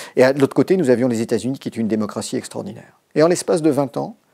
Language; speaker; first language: French; native; French